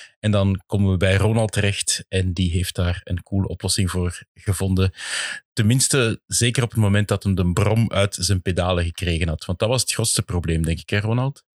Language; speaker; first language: Dutch; native; Dutch